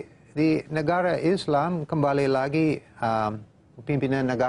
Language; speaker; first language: Indonesian; non-native, fluent; English